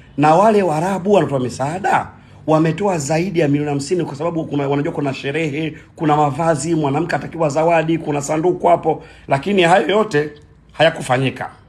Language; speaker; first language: Swahili; native; Swahili